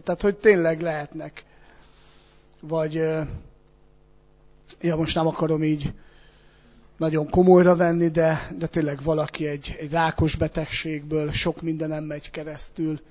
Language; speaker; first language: Hungarian; native; Hungarian